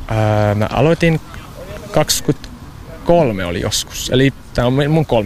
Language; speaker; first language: Finnish; non-native, fluent; English